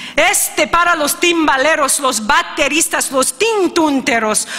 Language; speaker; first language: Spanish; early bilingual, heritage; Spanish